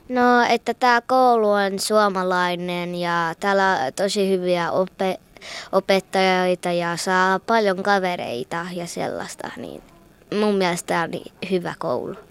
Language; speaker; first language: Finnish; early bilingual, heritage; Finnish